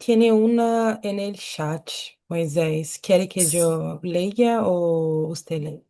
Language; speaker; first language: Spanish; non-native, fluent; Portuguese